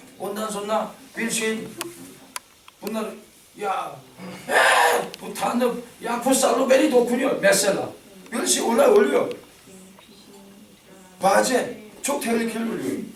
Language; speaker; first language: Turkish; non-native, learner; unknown